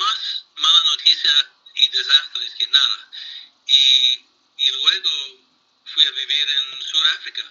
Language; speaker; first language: Spanish; non-native, fluent; English